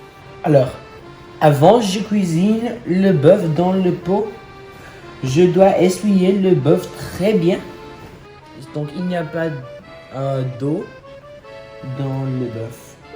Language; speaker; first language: French; non-native, learner; English